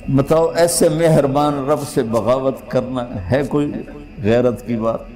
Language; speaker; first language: Urdu; non-native, local second language; Punjabi